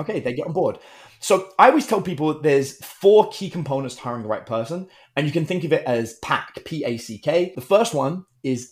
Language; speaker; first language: English; native; English